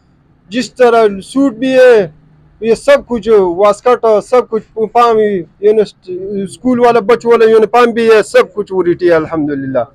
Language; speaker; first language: Hindi; non-native, local second language; Pashto